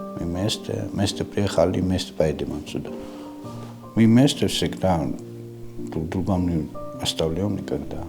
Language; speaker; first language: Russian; non-native, learner; Georgian